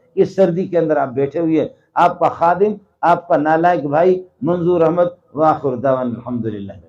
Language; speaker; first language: Urdu; non-native, local second language; Brahui